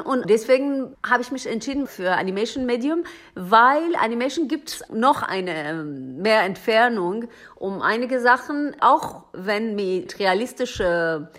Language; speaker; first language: German; non-native, learner; Persian